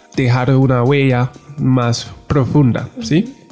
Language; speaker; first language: Spanish; non-native, fluent; English